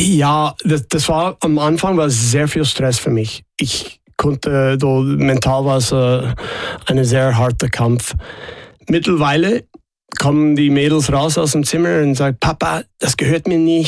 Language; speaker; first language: German; non-native, fluent; English